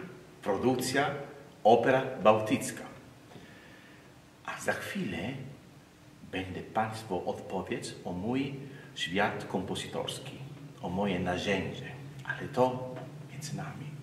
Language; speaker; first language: Polish; non-native, learner; Italian